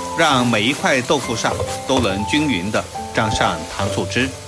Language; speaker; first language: Chinese; native; Chinese